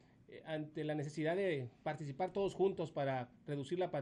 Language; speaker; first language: Spanish; native; Spanish